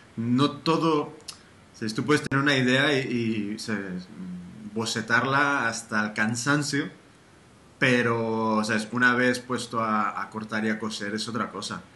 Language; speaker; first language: Spanish; early bilingual, heritage; Spanish